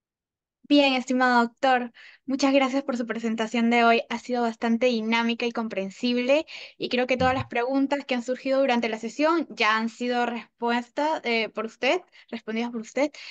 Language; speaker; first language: Spanish; native; Spanish